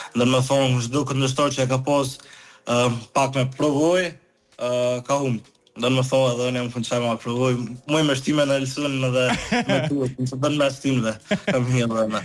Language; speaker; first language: Albanian; early bilingual, heritage; Albanian